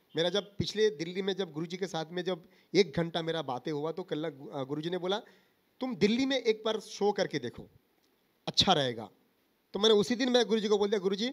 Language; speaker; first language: Hindi; non-native, local second language; Bangla